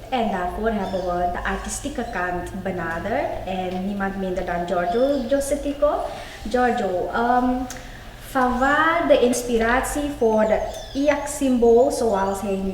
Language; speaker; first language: Dutch; native; Dutch